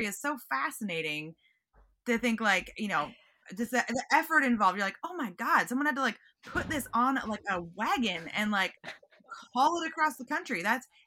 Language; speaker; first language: English; native; English